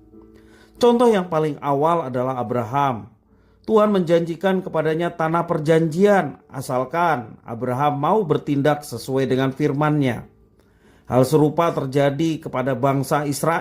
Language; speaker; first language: Indonesian; native; Indonesian